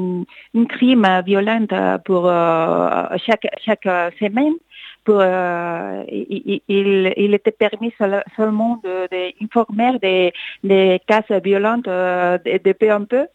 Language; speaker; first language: French; non-native, fluent; Spanish